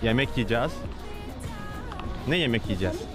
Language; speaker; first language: Turkish; non-native, learner; Indonesian